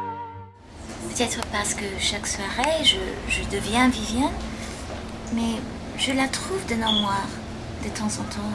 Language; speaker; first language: French; non-native, fluent; English